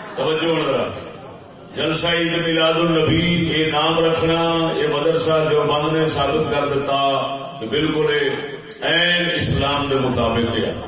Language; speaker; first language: Urdu; non-native, local second language; Punjabi